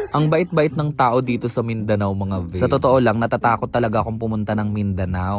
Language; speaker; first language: Filipino; native; Filipino